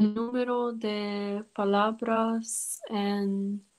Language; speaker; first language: Spanish; non-native, learner; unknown